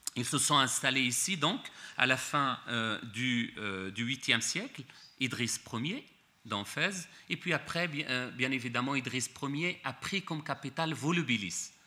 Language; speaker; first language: French; non-native, local second language; Arabic